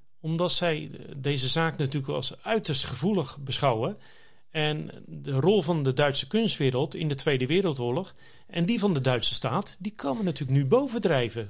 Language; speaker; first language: Dutch; native; Dutch